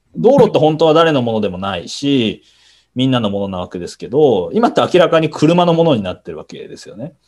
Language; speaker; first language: Japanese; native; Japanese